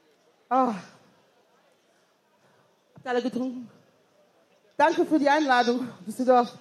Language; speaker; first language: German; non-native, fluent; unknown